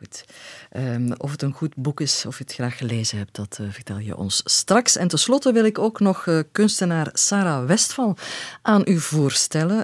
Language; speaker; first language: Dutch; native; Dutch